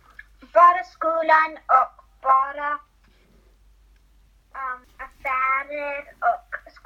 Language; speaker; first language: Swedish; early bilingual, heritage; Swedish